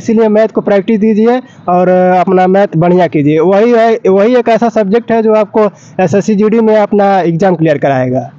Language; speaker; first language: Hindi; native; Hindi